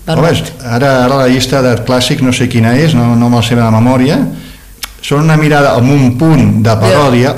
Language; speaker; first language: Catalan; native; Catalan